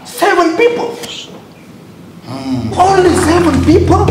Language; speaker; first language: English; non-native, learner; Indonesian